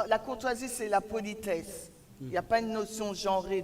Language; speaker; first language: French; native; French